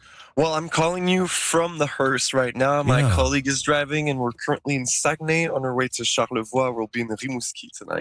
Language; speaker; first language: English; non-native, local second language; French